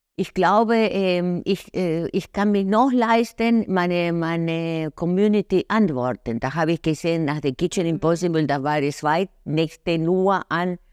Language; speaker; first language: German; non-native, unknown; Spanish